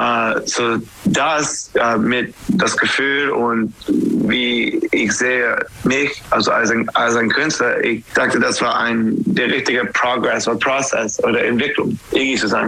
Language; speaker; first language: German; non-native, learner; English